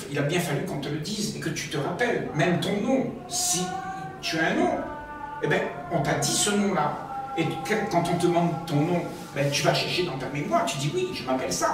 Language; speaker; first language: French; native; French